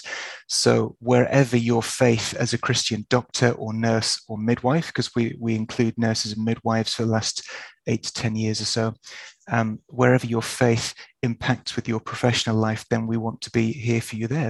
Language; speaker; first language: English; native; English